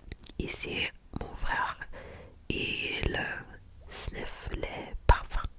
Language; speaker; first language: French; non-native, learner; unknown